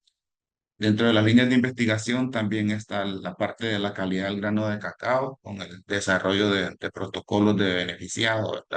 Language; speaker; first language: Spanish; native; Spanish